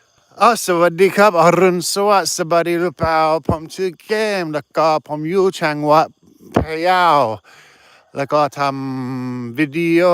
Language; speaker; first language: Thai; non-native, learner; English